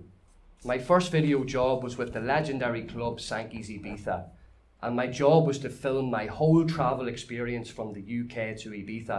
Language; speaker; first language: English; native; English